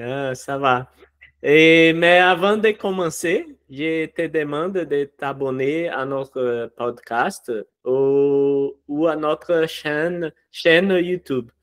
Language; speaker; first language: French; non-native, learner; Portuguese